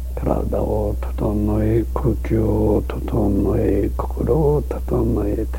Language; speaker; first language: Japanese; native; Japanese